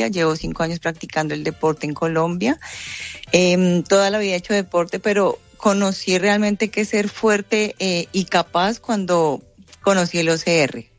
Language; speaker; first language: Spanish; native; Spanish